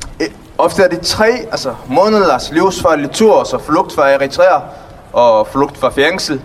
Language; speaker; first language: Danish; non-native, learner; Tigrinya